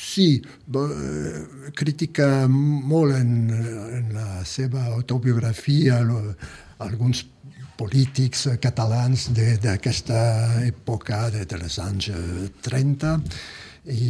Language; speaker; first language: Catalan; early bilingual, heritage; Catalan